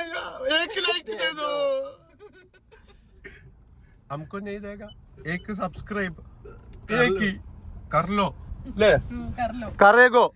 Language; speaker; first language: Hindi; non-native, local second language; Malayalam